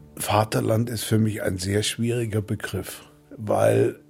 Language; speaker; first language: German; native; German